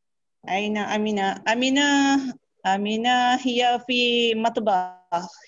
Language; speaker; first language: Arabic; non-native, learner; Malay